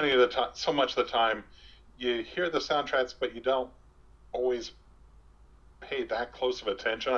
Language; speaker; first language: English; native; English